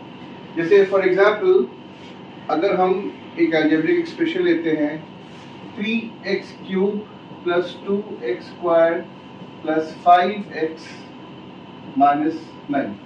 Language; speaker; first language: Hindi; native; Hindi